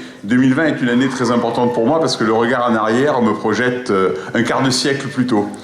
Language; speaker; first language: French; native; French